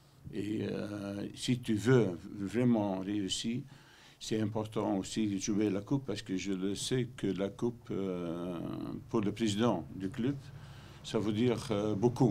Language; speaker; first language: French; non-native, learner; Dutch